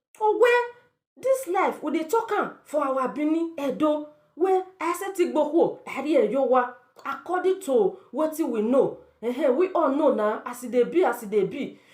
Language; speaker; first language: Nigerian Pidgin; native; Nigerian Pidgin